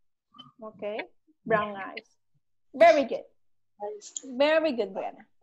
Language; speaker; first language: English; non-native, learner; Spanish